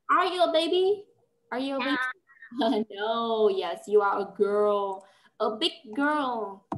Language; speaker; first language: English; non-native, fluent; Vietnamese